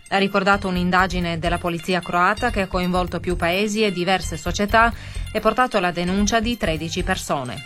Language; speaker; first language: Italian; native; Italian